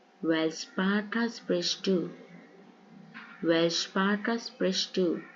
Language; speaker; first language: German; non-native, learner; Urdu